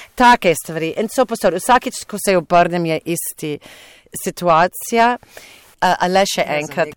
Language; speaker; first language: Slovenian; non-native, fluent; English